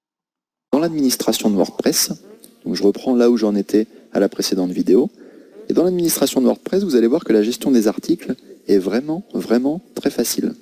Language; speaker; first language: French; native; French